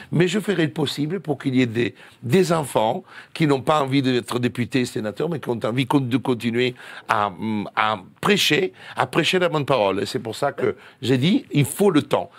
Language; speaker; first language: French; non-native, fluent; Italian